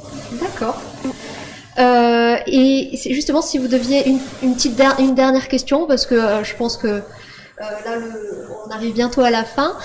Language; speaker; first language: French; native; French